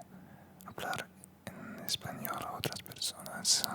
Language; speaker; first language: Spanish; non-native, learner; Russian